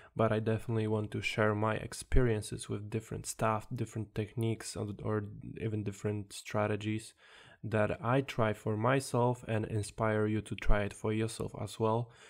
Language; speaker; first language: English; non-native, fluent; Polish